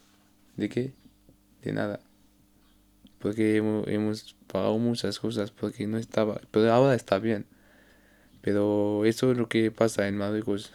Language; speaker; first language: Spanish; non-native, learner; Arabic